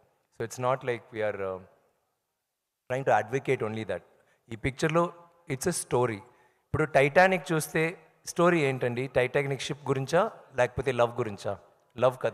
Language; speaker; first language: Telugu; non-native, learner; Tamil